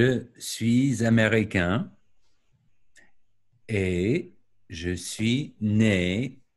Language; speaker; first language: French; non-native, learner; English